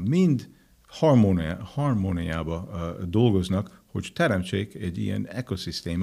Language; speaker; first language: Hungarian; non-native, fluent; English